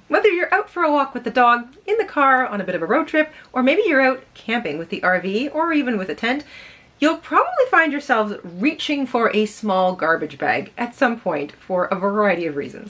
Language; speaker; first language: English; native; English